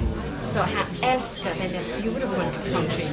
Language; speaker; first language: Danish; non-native, fluent; Chinese